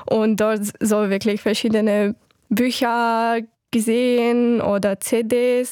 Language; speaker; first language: German; non-native, fluent; Ukrainian